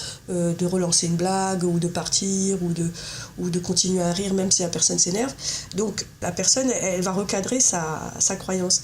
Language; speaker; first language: French; native; French